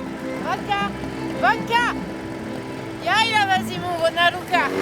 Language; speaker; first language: Russian; non-native, learner; French